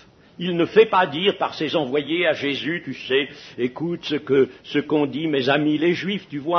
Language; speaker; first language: French; native; French